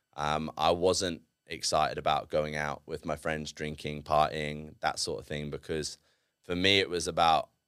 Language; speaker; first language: English; native; English